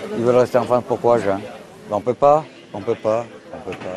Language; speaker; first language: French; non-native, learner; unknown